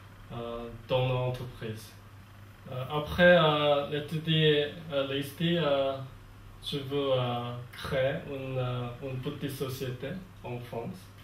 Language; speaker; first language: French; non-native, learner; Korean